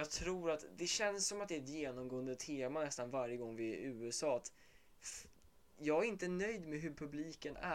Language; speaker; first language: Swedish; native; Swedish